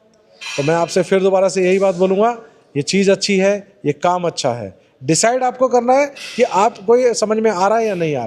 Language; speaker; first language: Hindi; native; Hindi